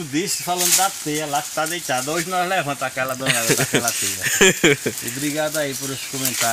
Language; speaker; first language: Portuguese; native; Portuguese